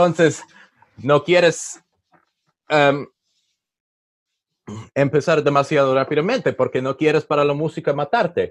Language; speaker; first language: Spanish; non-native, learner; English